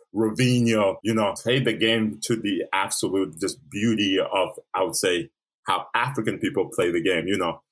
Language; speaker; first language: English; early bilingual, other home language; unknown